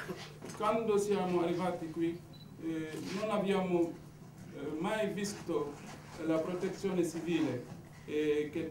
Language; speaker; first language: Italian; non-native, learner; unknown